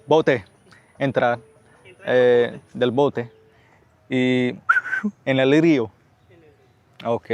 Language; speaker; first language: Spanish; non-native, learner; English